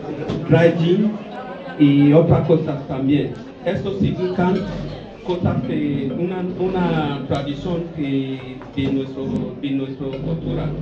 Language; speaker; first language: Spanish; non-native, learner; Bini